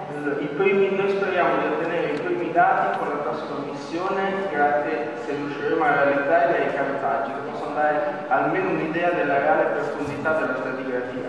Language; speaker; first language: Italian; native; Italian